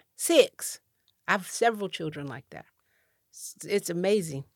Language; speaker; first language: English; native; English